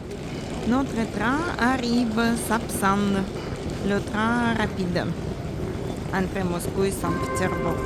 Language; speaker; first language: French; non-native, fluent; Russian